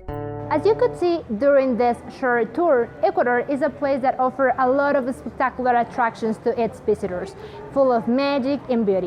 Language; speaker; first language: English; non-native, fluent; Spanish